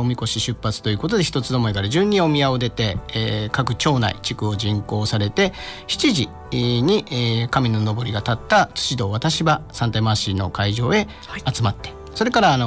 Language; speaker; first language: Japanese; native; Japanese